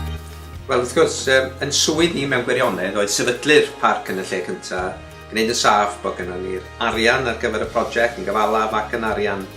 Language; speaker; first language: Welsh; native; Welsh